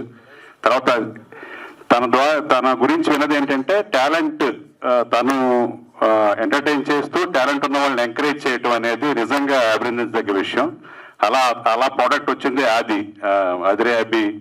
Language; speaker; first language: Telugu; native; Telugu